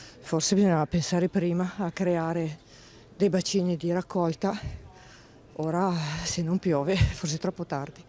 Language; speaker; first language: Italian; native; Italian